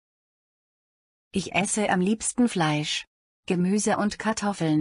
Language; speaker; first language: German; non-native, learner; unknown